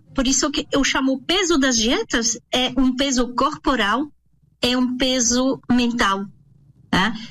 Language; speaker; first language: Portuguese; non-native, fluent; French